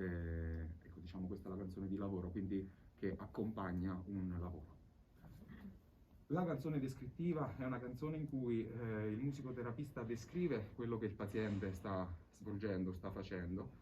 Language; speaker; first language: Italian; native; Italian